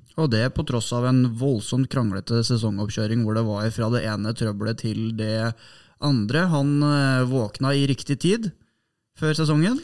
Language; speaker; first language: Norwegian; native; Norwegian